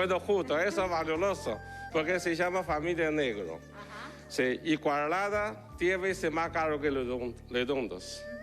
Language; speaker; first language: Spanish; non-native, learner; Chinese